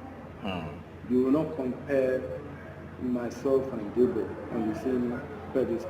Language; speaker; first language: English; non-native, local second language; Yoruba